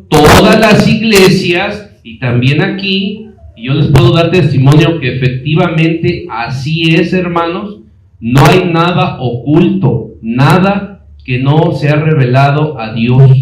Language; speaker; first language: Spanish; native; Spanish